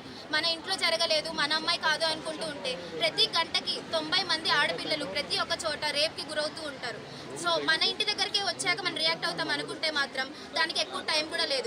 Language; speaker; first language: Telugu; native; Telugu